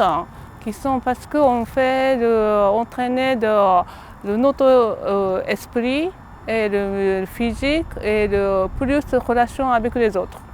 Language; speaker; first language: French; non-native, learner; Japanese